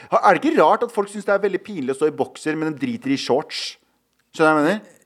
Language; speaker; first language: Norwegian; early bilingual, other home language; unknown